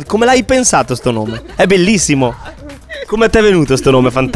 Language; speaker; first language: Italian; native; Italian